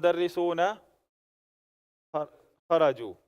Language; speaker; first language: Arabic; non-native, fluent; Urdu